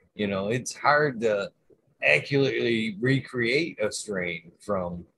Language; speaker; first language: English; native; English